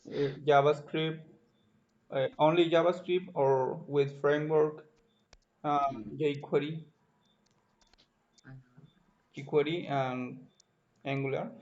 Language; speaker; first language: English; non-native, learner; Spanish